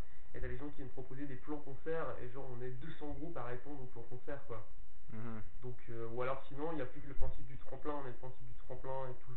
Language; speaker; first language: French; native; French